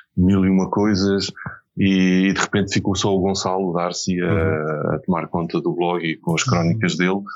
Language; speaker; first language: Portuguese; native; Portuguese